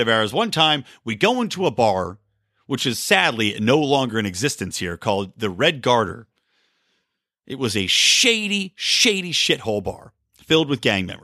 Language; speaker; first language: English; native; English